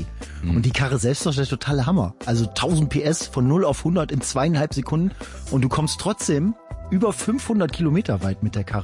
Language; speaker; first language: German; native; German